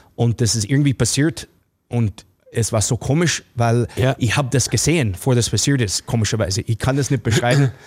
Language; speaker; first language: German; non-native, fluent; English